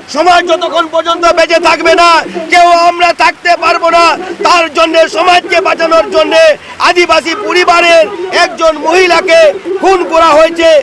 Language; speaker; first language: Bangla; non-native, local second language; Santali